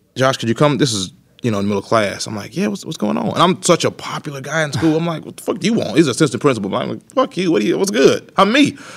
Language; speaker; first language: English; native; English